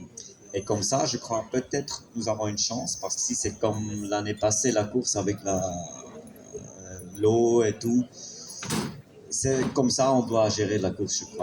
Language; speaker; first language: French; non-native, fluent; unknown